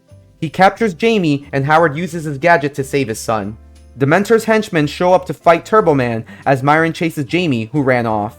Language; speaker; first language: English; native; English